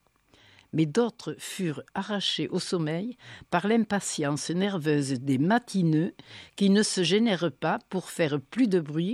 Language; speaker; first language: French; native; French